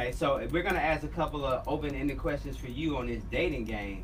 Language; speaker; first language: English; native; English